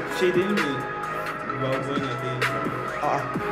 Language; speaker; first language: Turkish; non-native, learner; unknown